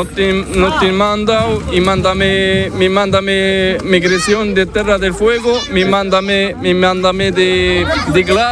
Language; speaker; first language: Spanish; non-native, learner; Arabic